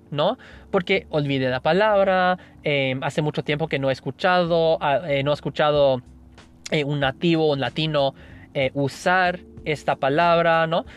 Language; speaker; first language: Spanish; non-native, fluent; English